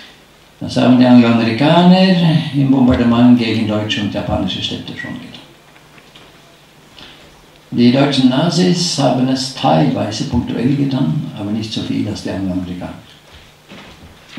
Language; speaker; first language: German; non-native, fluent; Norwegian